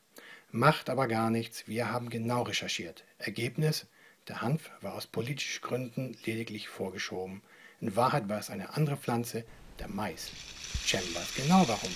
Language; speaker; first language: German; native; German